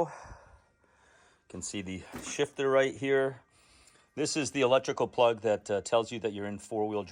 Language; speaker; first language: English; native; English